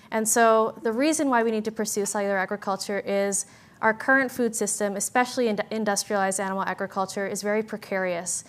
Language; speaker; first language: English; native; English